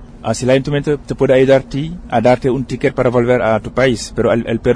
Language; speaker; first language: Spanish; non-native, fluent; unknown